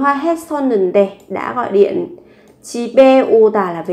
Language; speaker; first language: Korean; non-native, fluent; Vietnamese